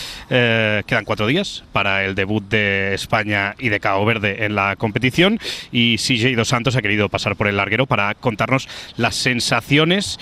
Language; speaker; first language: Spanish; native; Spanish